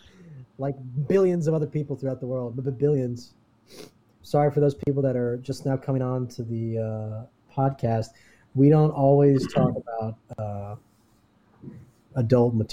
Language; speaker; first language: English; native; English